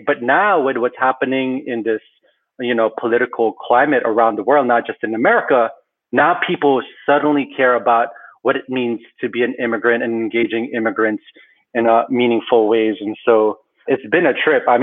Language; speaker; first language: English; early bilingual, other home language; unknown